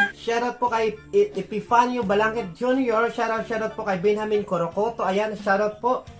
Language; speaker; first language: Filipino; non-native, local second language; Waray